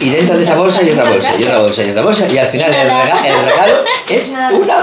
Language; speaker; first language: Spanish; native; Spanish